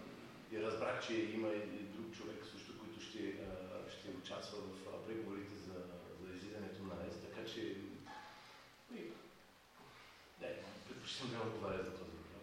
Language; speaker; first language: Bulgarian; non-native, fluent; French